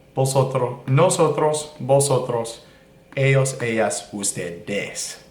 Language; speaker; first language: Spanish; non-native, learner; English